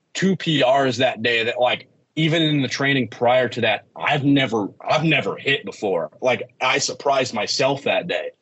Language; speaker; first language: English; native; English